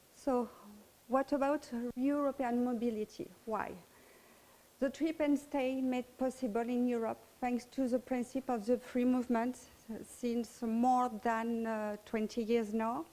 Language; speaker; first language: English; non-native, learner; French